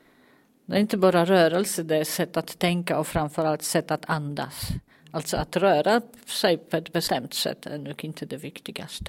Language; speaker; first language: Swedish; non-native, fluent; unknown